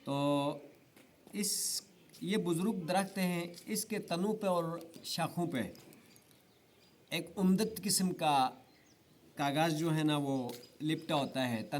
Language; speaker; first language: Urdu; non-native, local second language; Shina